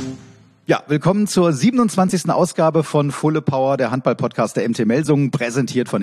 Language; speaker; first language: German; native; German